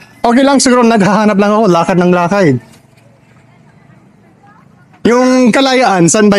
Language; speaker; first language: Filipino; non-native, learner; English